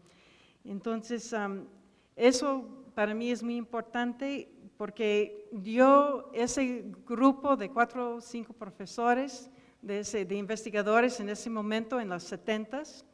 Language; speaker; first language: Spanish; non-native, fluent; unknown